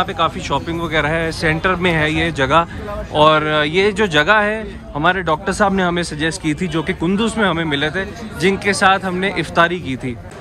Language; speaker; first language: Hindi; native; Hindi